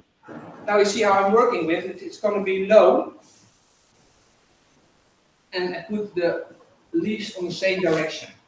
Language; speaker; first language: English; non-native, fluent; Dutch